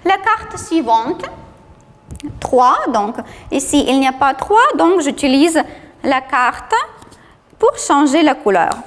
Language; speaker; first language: French; non-native, fluent; Ukrainian